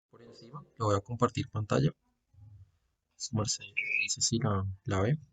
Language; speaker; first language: Spanish; native; Spanish